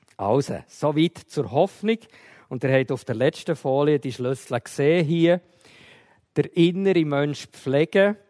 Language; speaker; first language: German; native; German